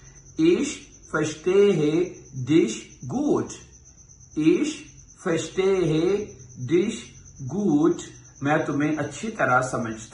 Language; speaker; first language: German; non-native, fluent; Urdu